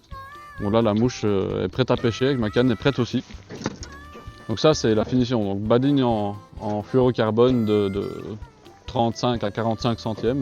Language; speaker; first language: French; native; French